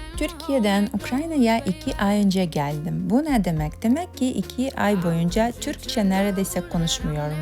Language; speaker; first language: Turkish; non-native, fluent; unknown